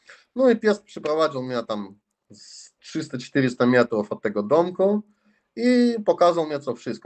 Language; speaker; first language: Polish; non-native, learner; Russian